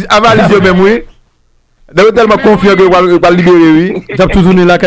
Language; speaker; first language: French; non-native, local second language; Haitian Creole